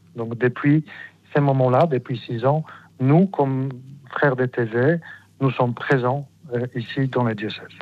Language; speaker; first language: French; non-native, fluent; Polish